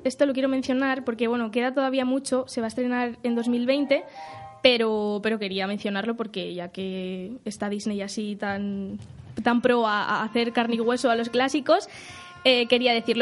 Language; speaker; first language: Spanish; native; Spanish